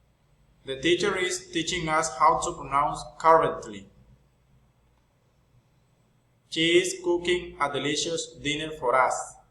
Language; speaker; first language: English; non-native, learner; Spanish